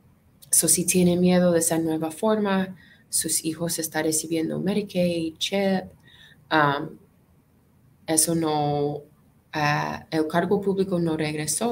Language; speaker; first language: Spanish; non-native, fluent; English